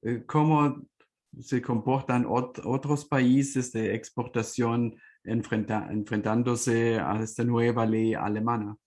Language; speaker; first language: Spanish; non-native, fluent; German